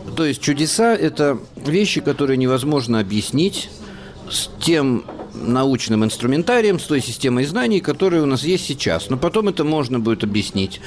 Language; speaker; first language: Russian; native; Russian